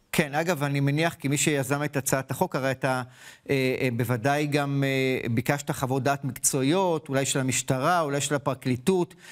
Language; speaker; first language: Hebrew; native; Hebrew